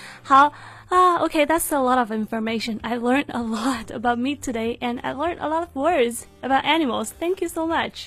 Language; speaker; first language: English; non-native, fluent; Chinese